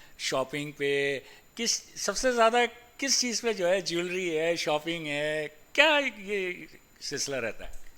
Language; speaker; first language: Urdu; native; Urdu